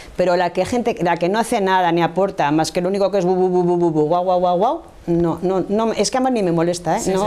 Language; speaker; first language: Spanish; native; Spanish